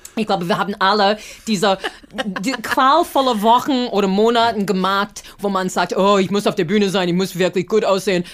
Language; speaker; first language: German; non-native, fluent; English